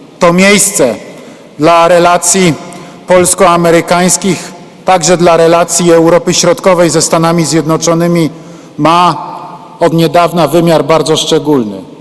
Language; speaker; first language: Polish; native; Polish